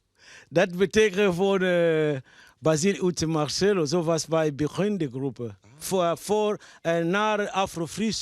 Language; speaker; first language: Dutch; non-native, fluent; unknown